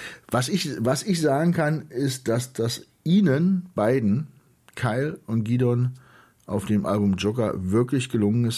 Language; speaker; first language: German; native; German